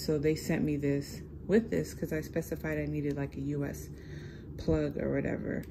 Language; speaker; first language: English; native; English